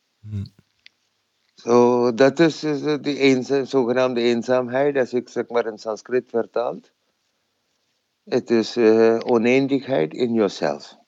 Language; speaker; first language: Dutch; non-native, fluent; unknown